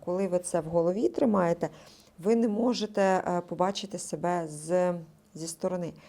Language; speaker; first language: Ukrainian; native; Ukrainian